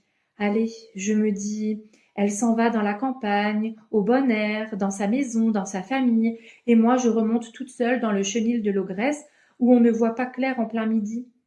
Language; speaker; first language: French; native; French